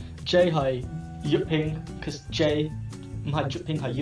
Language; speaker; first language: Cantonese; non-native, learner; English